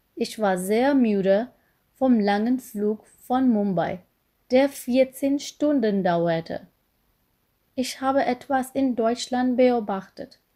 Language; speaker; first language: German; non-native, fluent; Gujarati